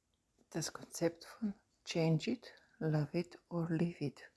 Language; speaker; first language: German; non-native, fluent; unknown